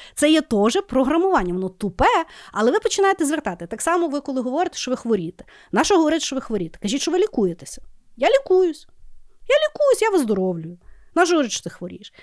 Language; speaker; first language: Ukrainian; native; Ukrainian